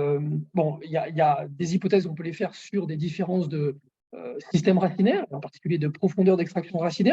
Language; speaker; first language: French; native; French